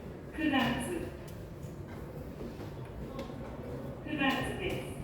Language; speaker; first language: Japanese; non-native, learner; Indonesian